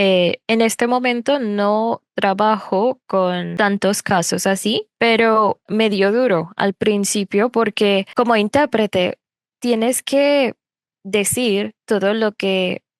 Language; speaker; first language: Spanish; non-native, fluent; English